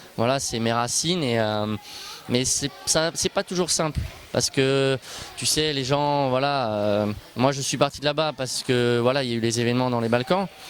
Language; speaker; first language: French; early bilingual, other home language; Bosnian